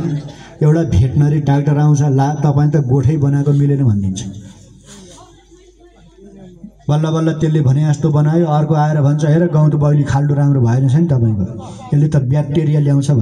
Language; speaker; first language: Nepali; native; Nepali